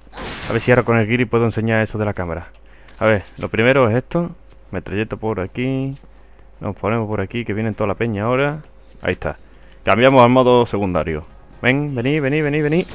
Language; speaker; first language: Spanish; native; Spanish